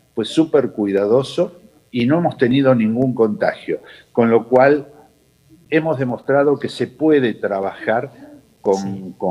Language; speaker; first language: Spanish; native; Spanish